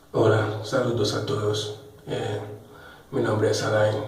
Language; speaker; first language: Spanish; non-native, local second language; Haitian Creole